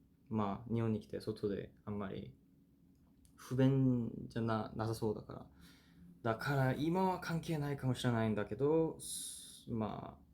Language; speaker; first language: Japanese; non-native, fluent; Korean